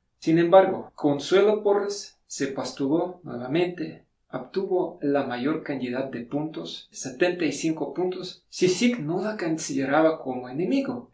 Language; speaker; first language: Spanish; non-native, fluent; Russian